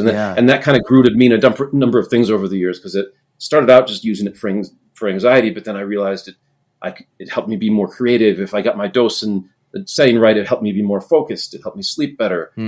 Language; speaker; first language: English; native; English